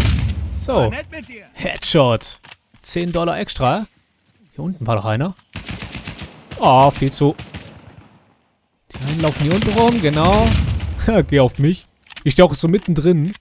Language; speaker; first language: German; native; German